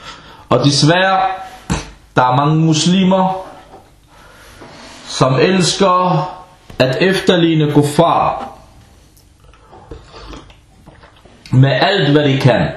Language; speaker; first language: Danish; non-native, fluent; Arabic